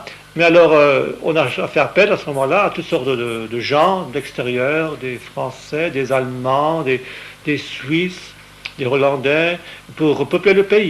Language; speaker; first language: French; native; French